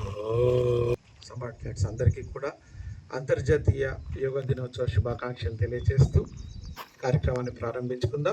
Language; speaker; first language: Telugu; native; Telugu